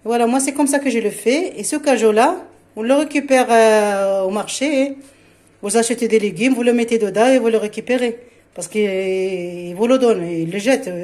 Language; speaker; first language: French; non-native, local second language; Arabic